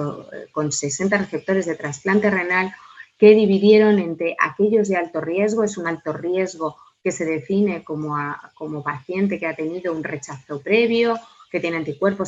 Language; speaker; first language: Spanish; native; Spanish